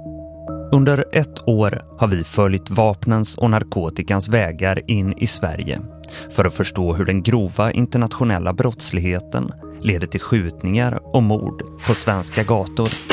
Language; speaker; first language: Swedish; native; Swedish